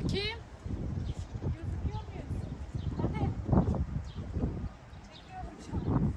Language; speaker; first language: Turkish; non-native, fluent; Uzbek